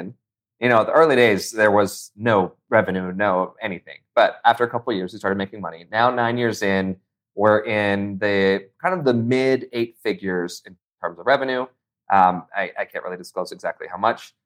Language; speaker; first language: English; native; English